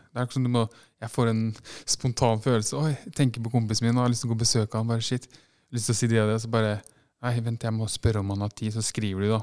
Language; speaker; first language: Norwegian; native; Norwegian